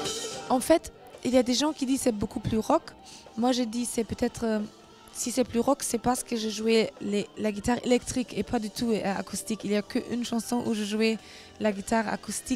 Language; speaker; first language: French; non-native, learner; German